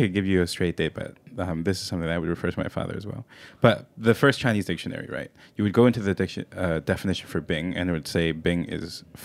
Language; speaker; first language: English; non-native, local second language; Cantonese